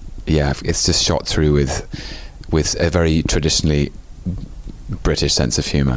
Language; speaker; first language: English; native; English